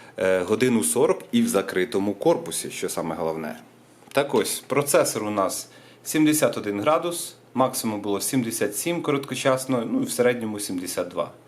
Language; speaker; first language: Ukrainian; non-native, local second language; Russian